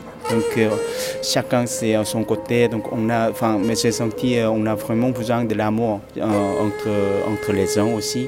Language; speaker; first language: French; non-native, fluent; Korean